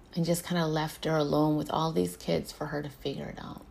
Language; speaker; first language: English; early bilingual, other home language; Spanish